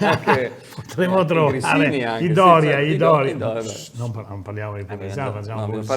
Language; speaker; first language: Italian; native; Italian